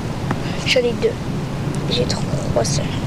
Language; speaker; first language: French; native; French